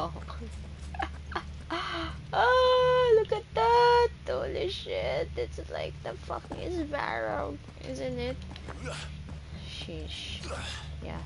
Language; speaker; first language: English; non-native, local second language; Filipino